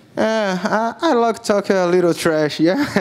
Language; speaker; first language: English; non-native, learner; Portuguese